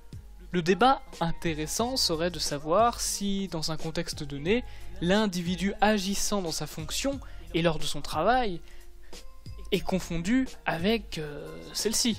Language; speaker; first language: French; native; French